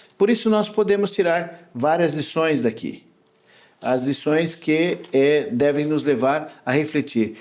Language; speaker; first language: Portuguese; native; Portuguese